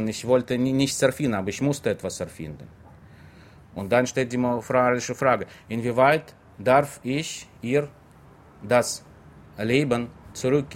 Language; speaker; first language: German; non-native, fluent; Russian